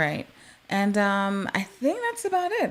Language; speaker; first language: English; native; English